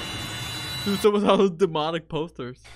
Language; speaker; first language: English; native; English